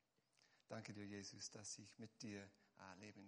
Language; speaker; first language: German; non-native, fluent; Hungarian